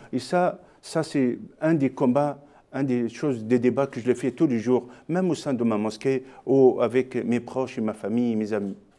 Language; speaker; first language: French; non-native, local second language; Arabic